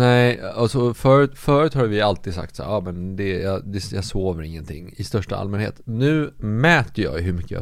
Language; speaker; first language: Swedish; native; Swedish